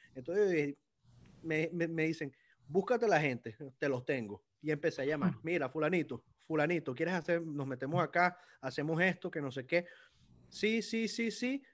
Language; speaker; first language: Spanish; native; Spanish